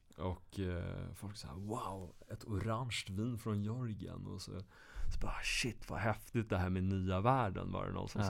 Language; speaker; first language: Swedish; native; Swedish